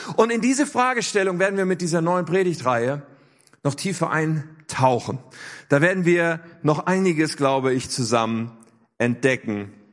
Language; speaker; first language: German; native; German